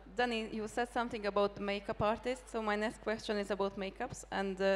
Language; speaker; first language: English; non-native, fluent; Hungarian